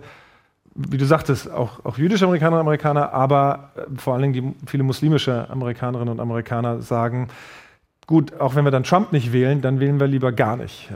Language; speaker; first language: German; native; German